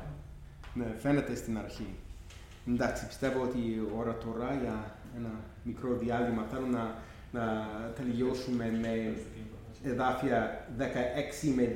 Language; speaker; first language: Greek; non-native, fluent; English